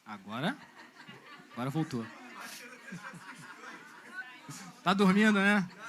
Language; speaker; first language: Portuguese; native; Portuguese